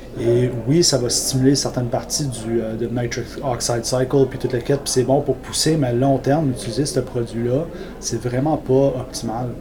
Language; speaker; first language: French; non-native, local second language; English